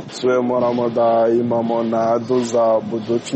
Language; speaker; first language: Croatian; non-native, learner; Rundi